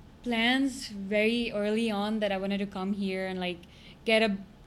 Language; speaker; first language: English; non-native, local second language; Gujarati